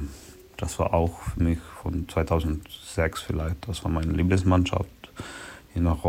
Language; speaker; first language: German; non-native, learner; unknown